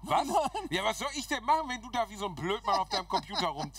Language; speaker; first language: German; native; German